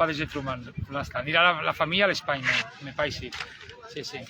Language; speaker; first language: French; non-native, learner; Spanish